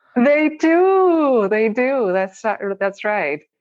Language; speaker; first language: English; non-native, fluent; Spanish